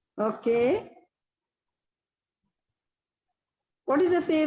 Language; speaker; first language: English; non-native, local second language; Odia